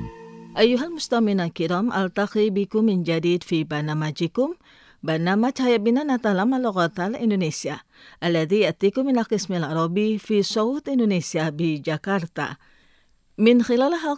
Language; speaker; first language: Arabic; non-native, fluent; Indonesian